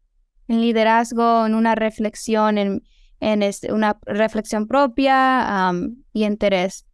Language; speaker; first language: Spanish; early bilingual, heritage; Spanish